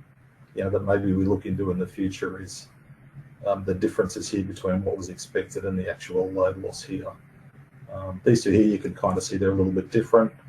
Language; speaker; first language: English; native; English